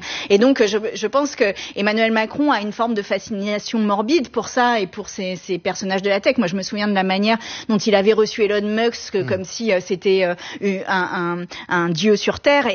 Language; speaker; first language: French; native; French